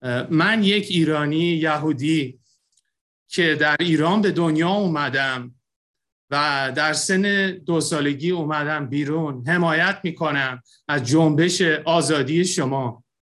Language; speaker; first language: Persian; early bilingual, heritage; Persian